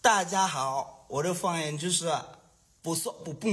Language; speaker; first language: Chinese; non-native, learner; Ghomala